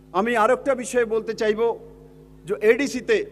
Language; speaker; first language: Hindi; non-native, local second language; Bangla